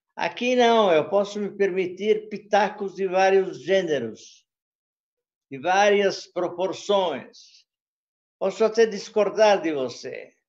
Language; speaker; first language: Portuguese; early bilingual, other home language; Italian